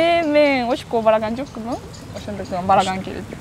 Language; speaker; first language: Kyrgyz; non-native, learner; Japanese